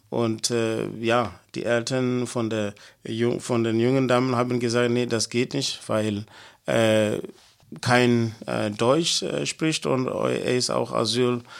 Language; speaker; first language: German; non-native, fluent; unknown